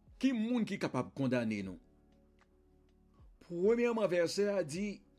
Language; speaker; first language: French; non-native, local second language; Haitian Creole